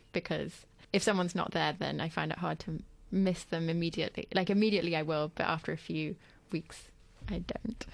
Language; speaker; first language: English; native; English